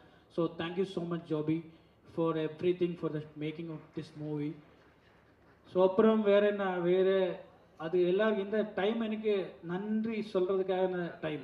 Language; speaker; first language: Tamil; non-native, learner; Malayalam